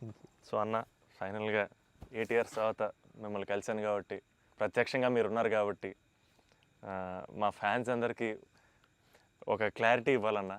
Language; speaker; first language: Telugu; native; Telugu